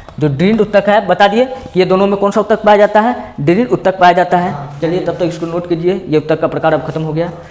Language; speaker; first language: Hindi; native; Hindi